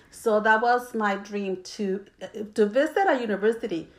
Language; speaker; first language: English; early bilingual, other home language; Spanish